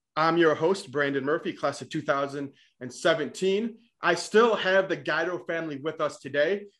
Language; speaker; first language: English; native; English